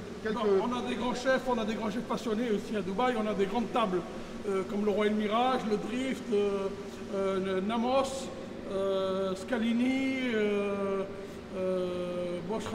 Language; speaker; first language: French; native; French